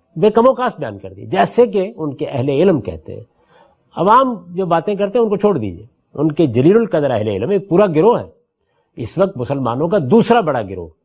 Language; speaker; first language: Urdu; native; Urdu